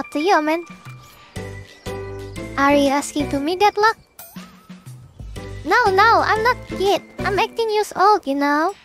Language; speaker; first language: English; non-native, learner; Indonesian